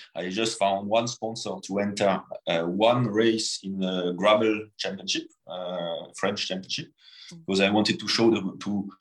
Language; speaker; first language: English; non-native, fluent; French